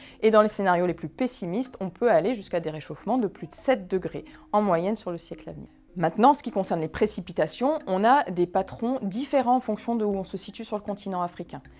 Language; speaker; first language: French; native; French